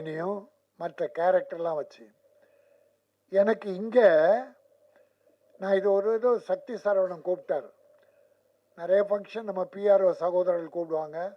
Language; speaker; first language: Tamil; native; Tamil